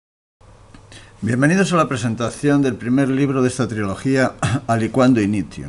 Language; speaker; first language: Spanish; native; Spanish